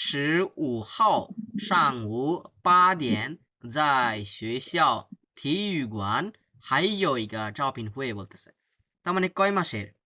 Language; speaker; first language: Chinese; non-native, fluent; Bangla